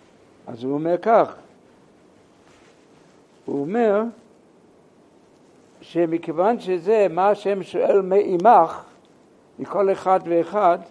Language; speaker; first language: Hebrew; non-native, fluent; English